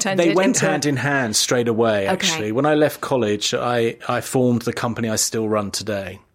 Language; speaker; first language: English; native; English